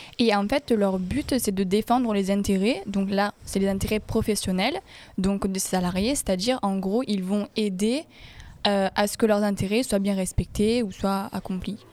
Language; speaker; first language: French; native; French